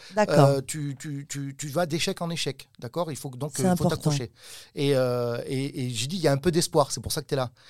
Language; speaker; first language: French; native; French